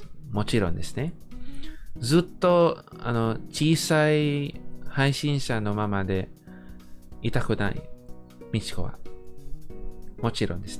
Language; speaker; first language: Japanese; non-native, fluent; English